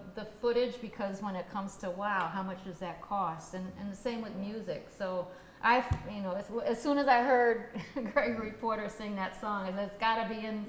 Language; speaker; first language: English; native; English